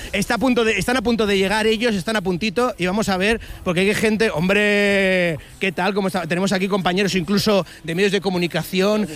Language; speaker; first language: Spanish; native; Spanish